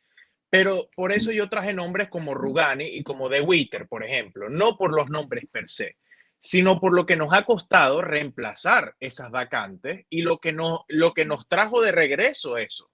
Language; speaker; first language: Spanish; native; Spanish